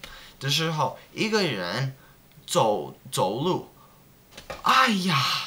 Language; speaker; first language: Chinese; non-native, learner; English